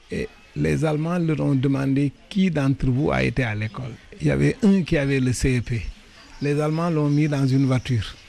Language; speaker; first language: French; non-native, local second language; Wolof